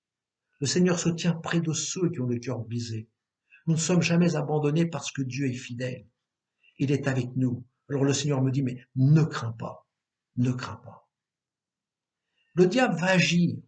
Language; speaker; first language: French; native; French